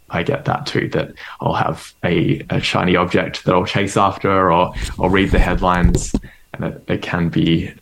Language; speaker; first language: English; native; English